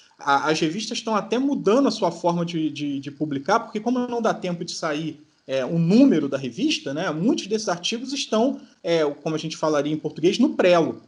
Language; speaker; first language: Portuguese; native; Portuguese